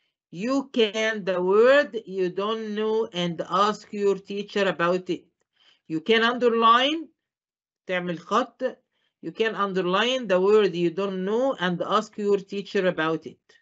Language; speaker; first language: English; non-native, fluent; Arabic